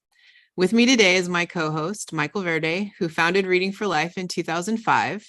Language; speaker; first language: English; native; English